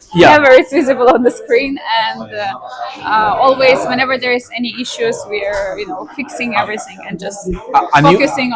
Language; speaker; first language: English; non-native, fluent; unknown